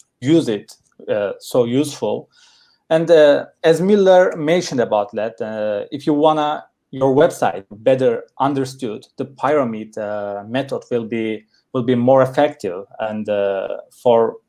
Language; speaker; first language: English; non-native, learner; Turkish